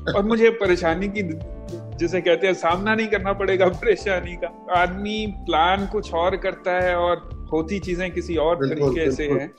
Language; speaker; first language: Hindi; native; Hindi